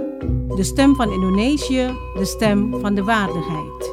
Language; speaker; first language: Dutch; non-native, fluent; Indonesian